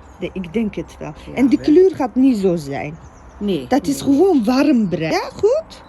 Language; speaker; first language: Dutch; non-native, learner; Turkish